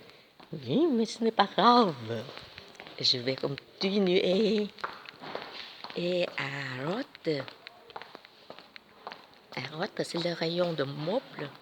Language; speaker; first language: French; non-native, learner; Vietnamese